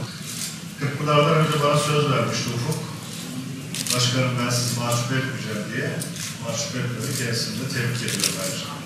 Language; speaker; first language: Turkish; native; Turkish